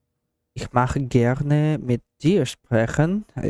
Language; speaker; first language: German; non-native, learner; Russian